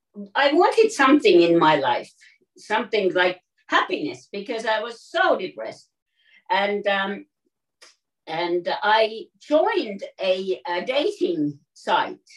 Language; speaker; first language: English; non-native, fluent; Finnish